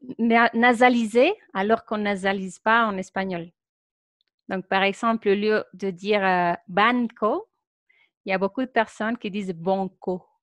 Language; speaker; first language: French; non-native, fluent; Spanish